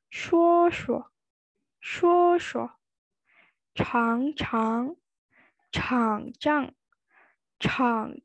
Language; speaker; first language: Chinese; non-native, fluent; Indonesian